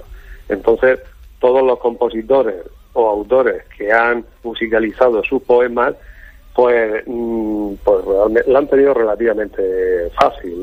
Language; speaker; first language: Spanish; native; Spanish